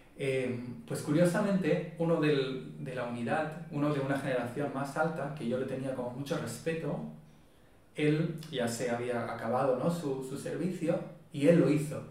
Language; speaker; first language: Spanish; non-native, fluent; Hebrew